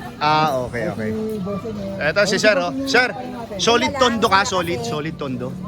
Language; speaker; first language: Filipino; native; Filipino